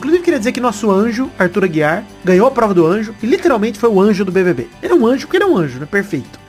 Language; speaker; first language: Portuguese; native; Portuguese